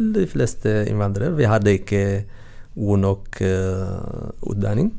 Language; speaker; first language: Norwegian; non-native, fluent; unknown